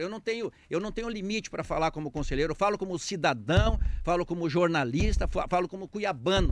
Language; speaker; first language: Portuguese; native; Portuguese